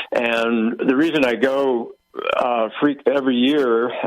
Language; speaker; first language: English; native; English